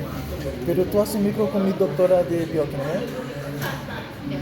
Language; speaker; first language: Spanish; non-native, learner; Portuguese